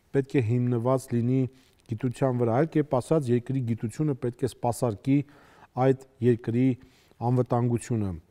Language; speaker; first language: Armenian; native; Armenian